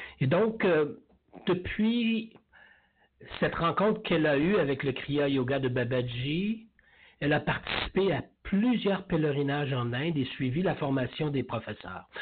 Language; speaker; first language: French; native; French